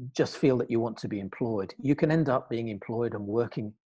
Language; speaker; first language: English; native; English